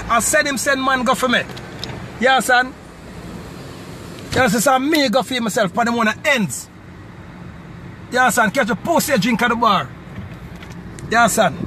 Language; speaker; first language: English; native; English